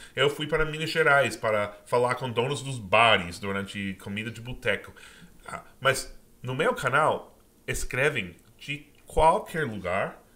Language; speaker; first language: Portuguese; non-native, fluent; English